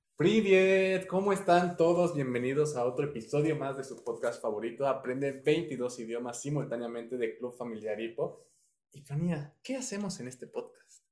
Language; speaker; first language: Spanish; native; Spanish